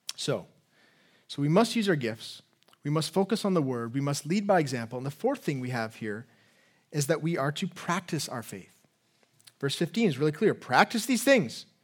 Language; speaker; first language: English; native; English